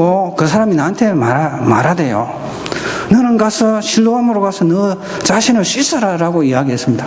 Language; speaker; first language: Korean; native; Korean